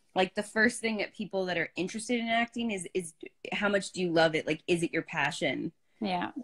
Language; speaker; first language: English; native; English